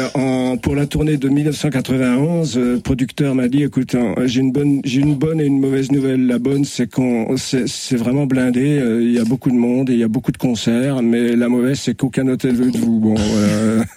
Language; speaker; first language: French; native; French